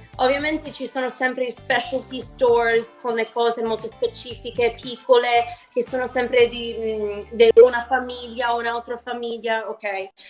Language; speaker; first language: Italian; non-native, fluent; English